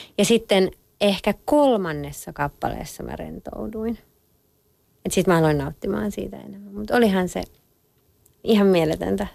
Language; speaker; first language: Finnish; early bilingual, other home language; French